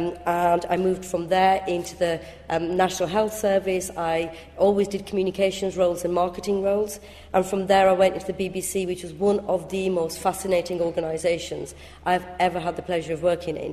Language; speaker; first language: English; early bilingual, other home language; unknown